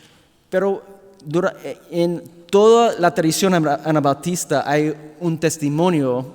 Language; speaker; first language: Spanish; non-native, fluent; English